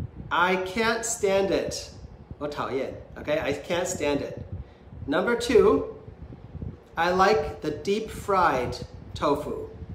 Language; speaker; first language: English; native; English